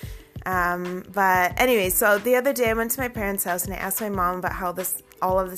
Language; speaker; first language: English; early bilingual, other home language; Urdu